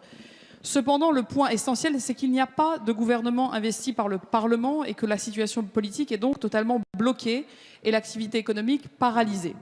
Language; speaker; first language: French; native; French